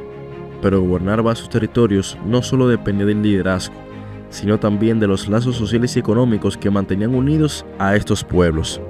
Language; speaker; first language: Spanish; native; Spanish